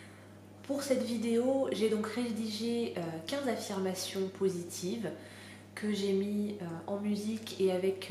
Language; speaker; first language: French; native; French